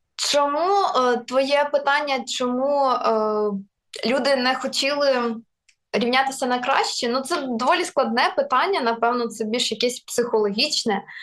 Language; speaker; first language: Ukrainian; non-native, local second language; Russian